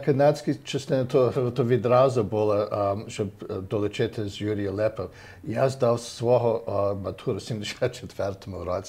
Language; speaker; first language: Ukrainian; early bilingual, heritage; Ukrainian